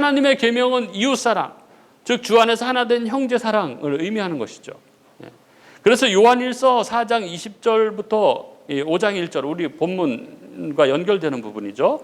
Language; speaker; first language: Korean; native; Korean